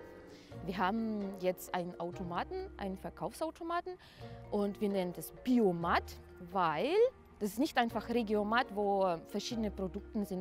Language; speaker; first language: German; non-native, fluent; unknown